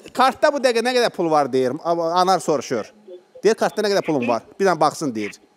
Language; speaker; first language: Azerbaijani; native; Azerbaijani